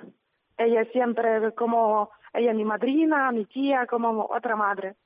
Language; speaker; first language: Spanish; non-native, learner; Ukrainian